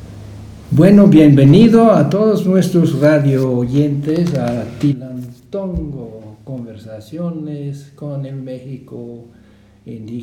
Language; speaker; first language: Spanish; non-native, fluent; English